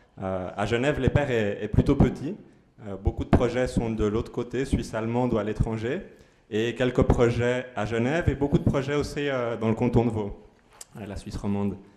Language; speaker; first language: French; non-native, fluent; Spanish